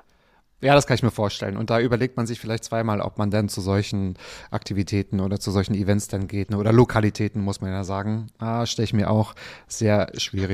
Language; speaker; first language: German; native; German